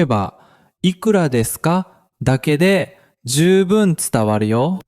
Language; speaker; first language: Japanese; native; Japanese